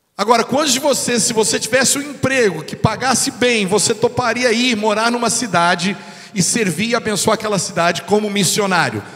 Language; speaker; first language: Portuguese; non-native, fluent; English